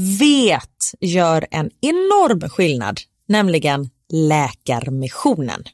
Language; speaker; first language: Swedish; native; Swedish